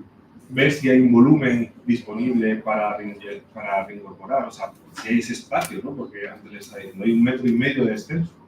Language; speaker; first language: Spanish; native; Spanish